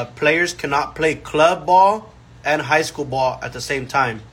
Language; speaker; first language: English; early bilingual, other home language; Spanish